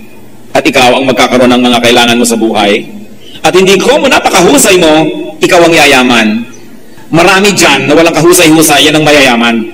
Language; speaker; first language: Filipino; native; Filipino